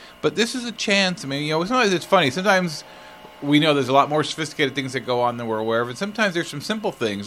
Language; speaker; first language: English; native; English